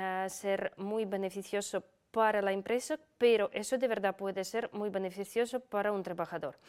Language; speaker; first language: Spanish; non-native, fluent; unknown